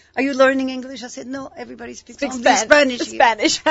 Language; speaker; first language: English; non-native, fluent; Arabic